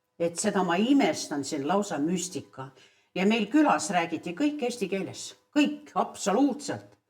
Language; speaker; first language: Estonian; early bilingual, heritage; Estonian